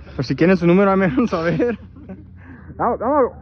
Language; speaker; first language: Spanish; early bilingual, other home language; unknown